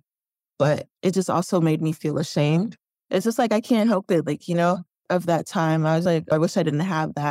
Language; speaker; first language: English; native; English